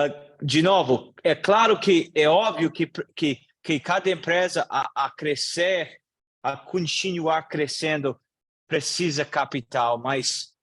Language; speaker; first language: Portuguese; non-native, learner; English